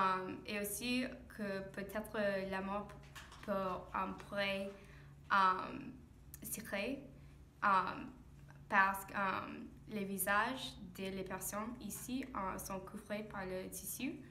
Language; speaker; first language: French; non-native, fluent; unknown